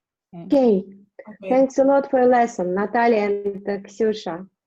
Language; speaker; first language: English; non-native, learner; Russian